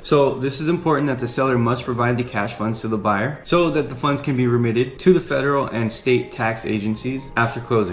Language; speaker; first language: English; native; English